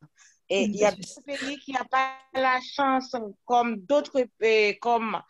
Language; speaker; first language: French; non-native, local second language; Haitian Creole